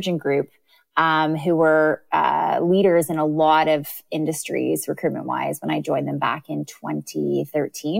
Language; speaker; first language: English; native; English